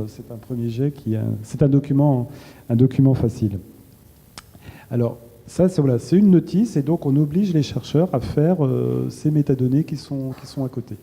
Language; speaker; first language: French; native; French